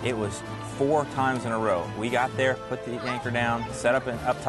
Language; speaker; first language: English; native; English